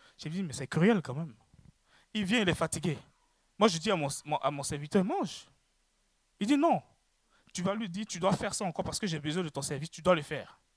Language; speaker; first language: French; native; French